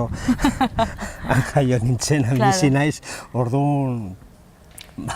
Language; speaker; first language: Basque; non-native, local second language; Spanish